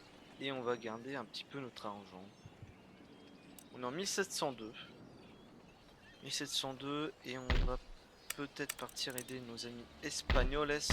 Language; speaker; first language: French; native; French